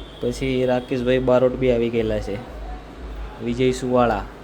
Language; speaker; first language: Gujarati; non-native, local second language; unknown